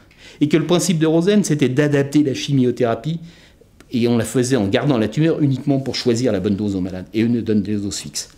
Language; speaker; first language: French; native; French